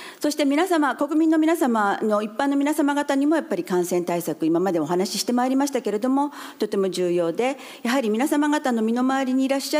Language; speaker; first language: Japanese; native; Japanese